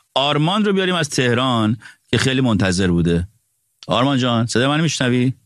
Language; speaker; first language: Persian; native; Persian